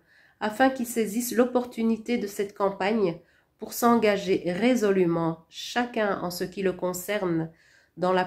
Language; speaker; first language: French; non-native, local second language; Rundi